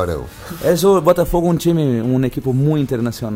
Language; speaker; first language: Spanish; non-native, fluent; Portuguese